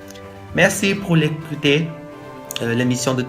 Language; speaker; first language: French; non-native, learner; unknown